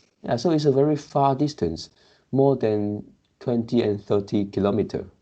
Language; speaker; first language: English; non-native, local second language; Chinese